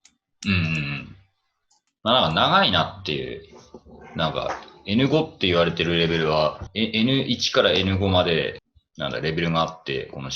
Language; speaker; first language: Japanese; native; Japanese